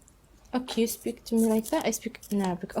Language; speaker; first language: English; non-native, learner; Arabic